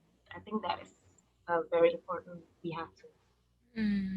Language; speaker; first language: English; non-native, fluent; Indonesian